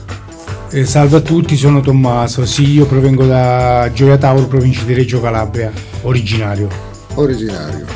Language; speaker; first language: Italian; native; Italian